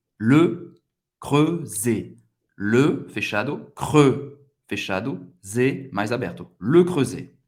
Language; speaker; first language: Portuguese; non-native, fluent; French